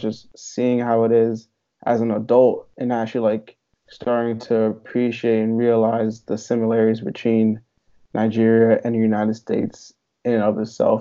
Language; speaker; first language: English; native; English